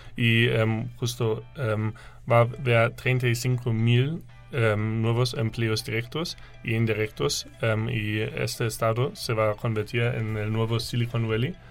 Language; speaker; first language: Spanish; non-native, fluent; German